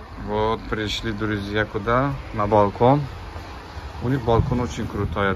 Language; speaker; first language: Russian; non-native, learner; Turkish